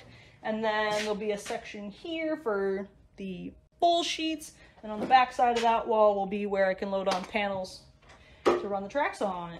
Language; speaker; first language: English; native; English